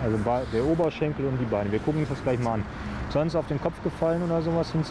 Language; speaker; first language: German; native; German